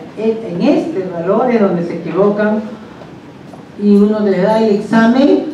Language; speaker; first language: Spanish; native; Spanish